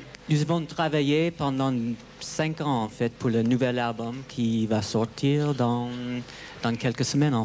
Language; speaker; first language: French; non-native, learner; English